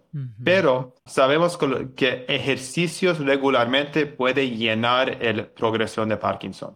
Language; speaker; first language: Spanish; non-native, learner; English